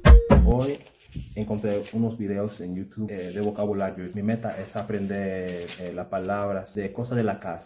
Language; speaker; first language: Spanish; early bilingual, heritage; Spanish